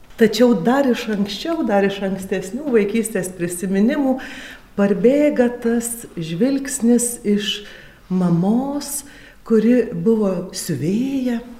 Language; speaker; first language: Lithuanian; native; Lithuanian